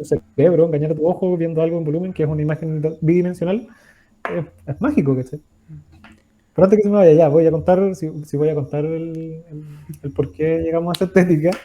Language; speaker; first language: Spanish; native; Spanish